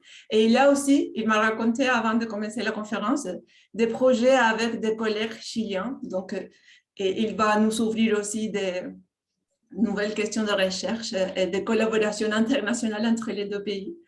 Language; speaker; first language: French; non-native, fluent; Spanish